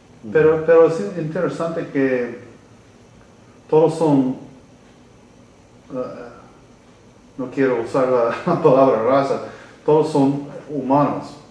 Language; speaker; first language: Spanish; non-native, learner; English